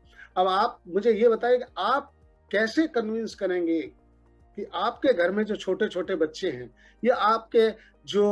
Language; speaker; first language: Hindi; native; Hindi